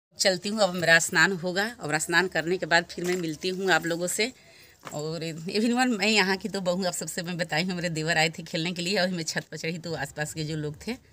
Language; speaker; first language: Hindi; native; Hindi